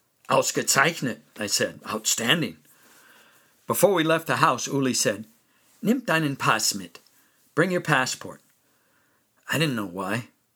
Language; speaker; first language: English; native; English